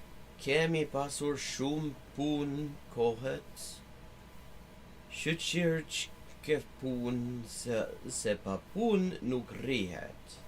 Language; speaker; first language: Albanian; non-native, learner; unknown